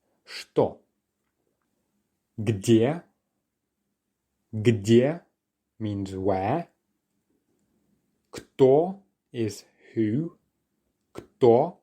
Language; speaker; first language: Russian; non-native, fluent; English